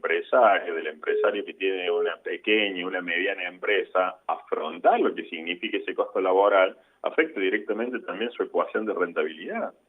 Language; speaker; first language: Spanish; native; Spanish